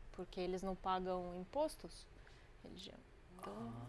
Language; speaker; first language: Portuguese; non-native, fluent; Ukrainian